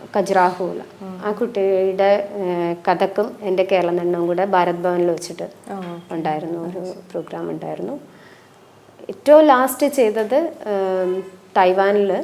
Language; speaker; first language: Malayalam; non-native, local second language; Tamil